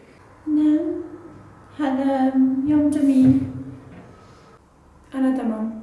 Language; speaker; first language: Arabic; non-native, learner; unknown